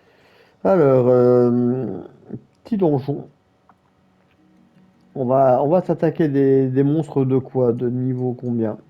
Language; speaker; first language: French; native; French